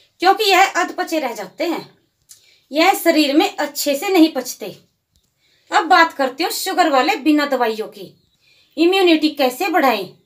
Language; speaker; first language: Hindi; native; Hindi